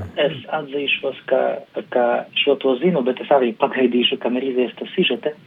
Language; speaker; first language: Latvian; non-native, local second language; Russian